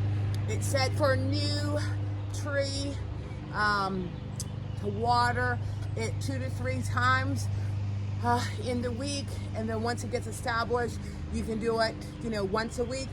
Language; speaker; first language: English; native; English